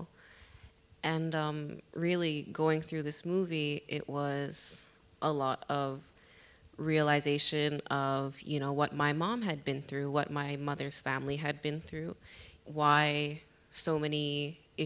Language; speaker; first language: English; native; English